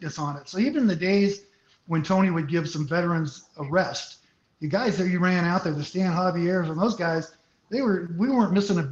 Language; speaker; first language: English; native; English